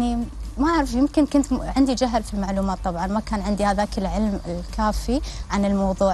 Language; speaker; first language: Arabic; native; Arabic